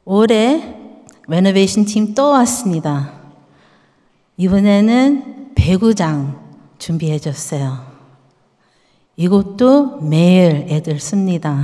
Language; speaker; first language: Korean; early bilingual, heritage; Korean